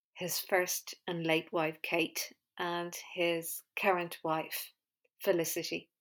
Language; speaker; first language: English; native; English